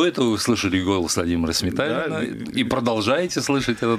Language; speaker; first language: Russian; native; Russian